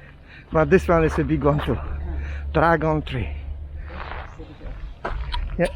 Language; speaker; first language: English; non-native, fluent; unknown